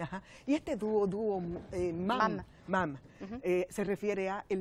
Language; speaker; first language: Spanish; native; Spanish